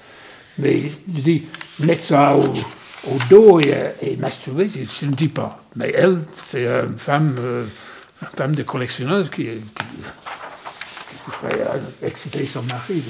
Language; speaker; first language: French; non-native, fluent; English